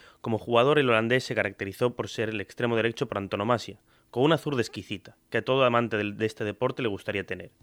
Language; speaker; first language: Spanish; native; Spanish